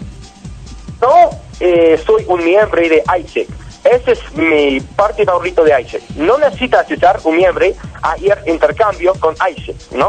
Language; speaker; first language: Spanish; non-native, learner; English